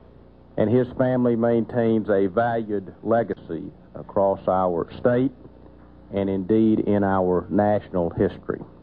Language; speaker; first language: English; native; English